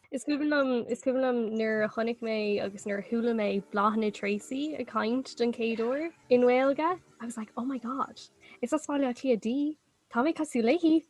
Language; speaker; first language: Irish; non-native, local second language; English